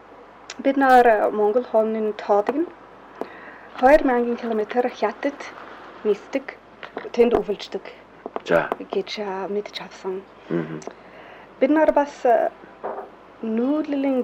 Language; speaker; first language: Mongolian; non-native, fluent; English